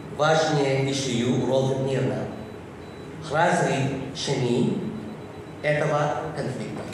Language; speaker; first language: Russian; non-native, fluent; Filipino